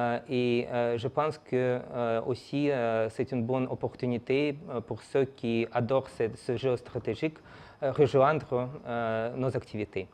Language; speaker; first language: French; non-native, fluent; Russian